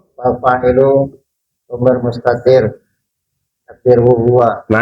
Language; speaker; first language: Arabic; non-native, learner; Indonesian